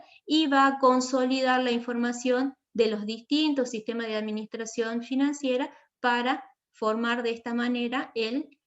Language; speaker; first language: Spanish; native; Spanish